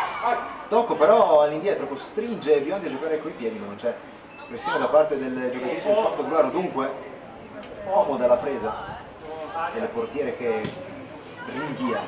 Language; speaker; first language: Italian; native; Italian